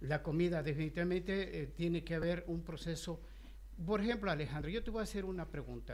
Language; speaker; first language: Spanish; native; Spanish